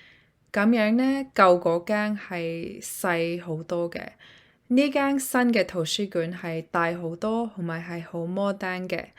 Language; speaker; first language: Cantonese; early bilingual, heritage; Cantonese